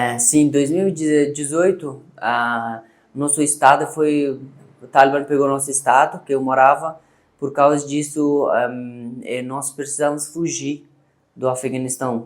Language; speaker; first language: Portuguese; non-native, learner; Persian